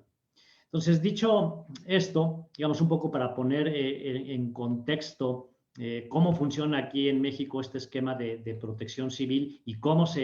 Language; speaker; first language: Spanish; native; Spanish